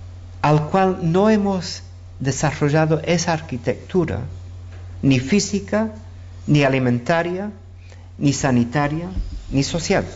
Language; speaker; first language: Spanish; non-native, fluent; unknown